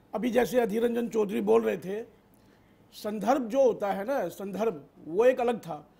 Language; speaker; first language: Hindi; native; Hindi